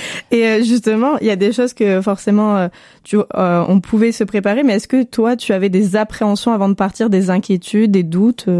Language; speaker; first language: French; native; French